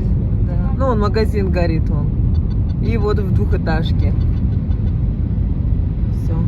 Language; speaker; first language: Russian; native; Russian